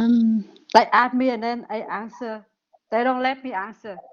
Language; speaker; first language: English; non-native, learner; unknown